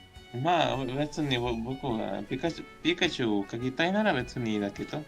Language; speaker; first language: Japanese; non-native, learner; Spanish